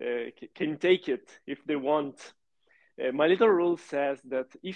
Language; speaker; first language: English; non-native, fluent; Italian